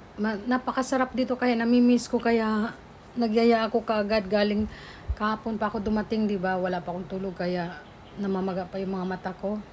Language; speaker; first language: Filipino; non-native, local second language; Cebuano